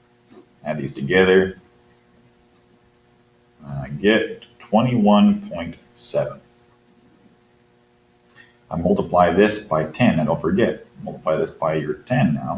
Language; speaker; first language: English; native; English